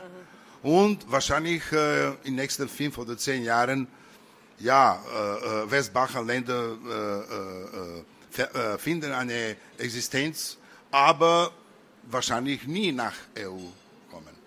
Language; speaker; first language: German; non-native, learner; Serbian